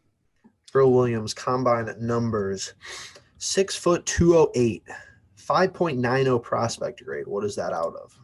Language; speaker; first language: English; native; English